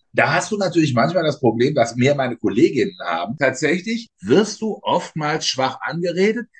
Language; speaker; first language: German; native; German